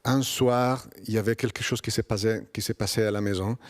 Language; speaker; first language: French; non-native, fluent; Spanish